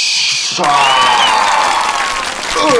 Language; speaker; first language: Japanese; native; Japanese